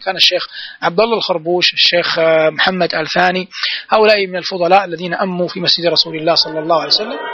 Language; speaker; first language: Arabic; native; Arabic